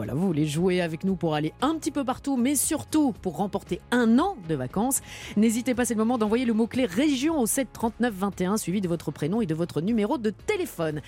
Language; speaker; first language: French; native; French